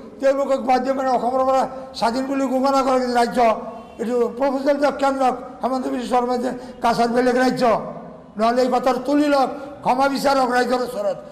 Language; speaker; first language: Assamese; non-native, local second language; Bangla